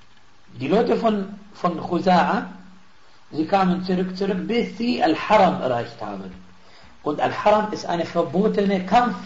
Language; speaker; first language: German; non-native, fluent; Arabic